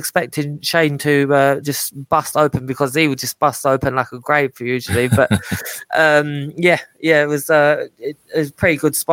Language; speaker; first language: English; native; English